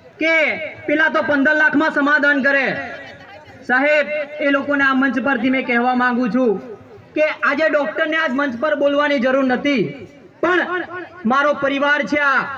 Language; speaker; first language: Gujarati; non-native, local second language; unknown